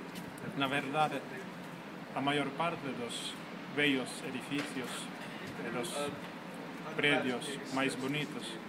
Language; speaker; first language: Galician; non-native, fluent; Finnish